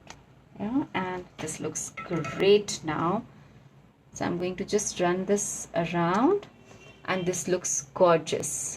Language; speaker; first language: English; non-native, local second language; Hindi